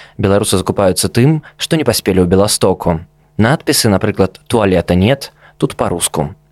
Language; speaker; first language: Belarusian; native; Belarusian